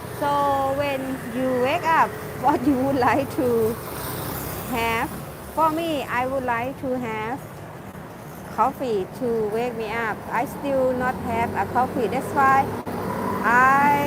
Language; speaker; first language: English; non-native, learner; Thai